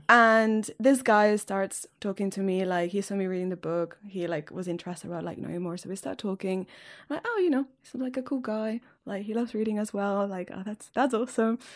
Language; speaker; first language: English; non-native, fluent; Spanish